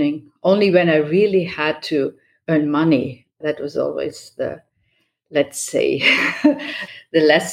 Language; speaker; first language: English; non-native, fluent; German